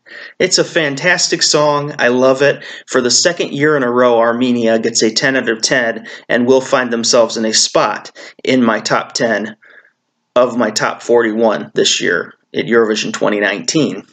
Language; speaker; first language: English; native; English